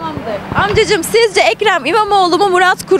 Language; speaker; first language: Turkish; native; Turkish